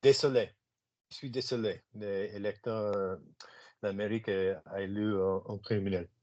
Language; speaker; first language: French; non-native, learner; English